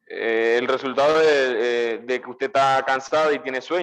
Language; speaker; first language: Spanish; native; Spanish